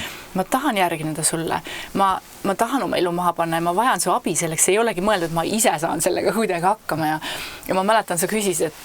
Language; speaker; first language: Estonian; native; Estonian